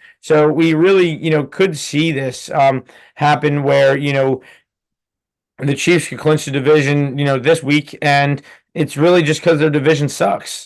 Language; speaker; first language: English; native; English